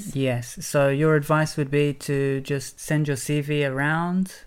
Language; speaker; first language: English; native; English